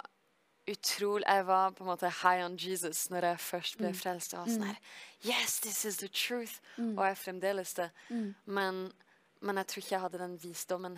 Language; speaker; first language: Norwegian; early bilingual, heritage; French